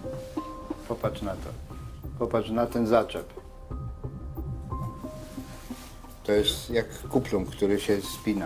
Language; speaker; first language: Polish; native; Polish